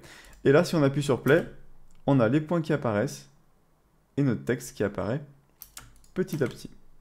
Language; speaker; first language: French; native; French